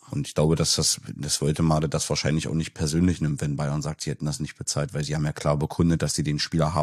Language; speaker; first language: German; native; German